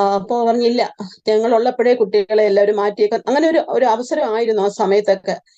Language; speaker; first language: Malayalam; native; Malayalam